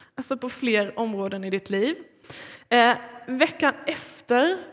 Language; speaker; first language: Swedish; native; Swedish